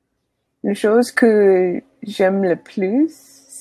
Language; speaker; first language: French; non-native, learner; English